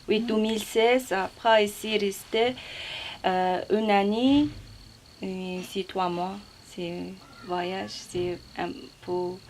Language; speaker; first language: French; non-native, learner; Mongolian